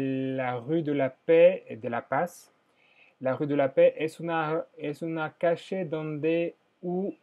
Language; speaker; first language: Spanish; non-native, fluent; French